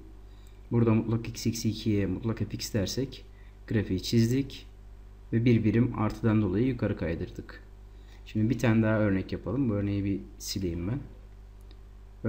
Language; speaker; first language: Turkish; native; Turkish